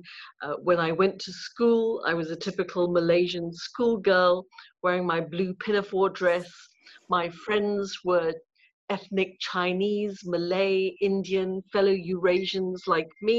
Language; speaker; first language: English; native; English